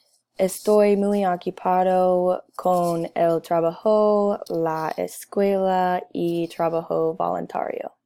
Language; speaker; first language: Spanish; non-native, learner; English